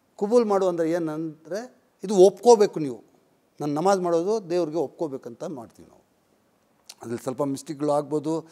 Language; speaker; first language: Kannada; non-native, local second language; Urdu